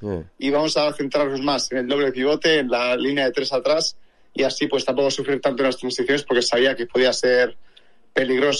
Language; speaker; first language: Spanish; native; Spanish